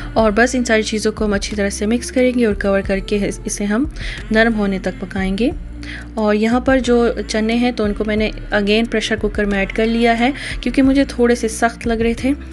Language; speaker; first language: Urdu; native; Urdu